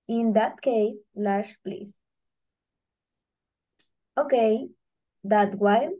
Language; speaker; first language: English; non-native, learner; Spanish